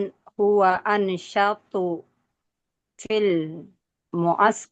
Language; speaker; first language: Arabic; non-native, learner; Indonesian